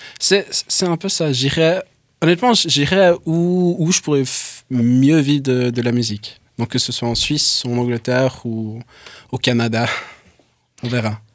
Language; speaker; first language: French; early bilingual, other home language; English